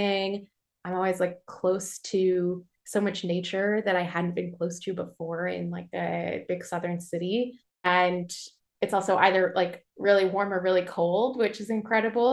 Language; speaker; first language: English; native; English